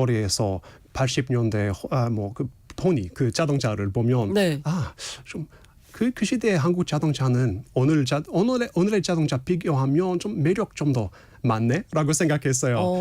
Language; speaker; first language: Korean; non-native, fluent; English